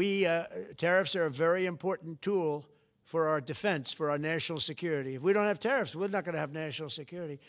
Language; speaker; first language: English; native; English